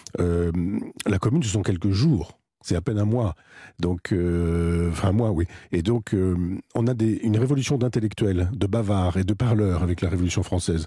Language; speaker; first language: French; native; French